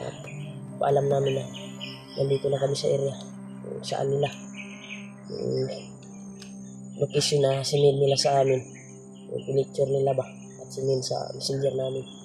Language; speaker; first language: Filipino; non-native, local second language; Cebuano